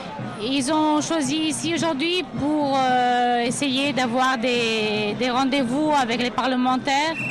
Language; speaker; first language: French; non-native, fluent; Italian